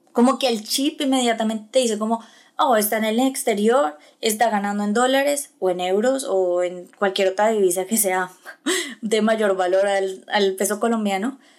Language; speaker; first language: Spanish; native; Spanish